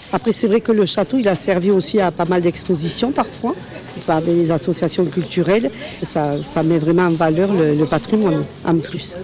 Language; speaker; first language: French; native; French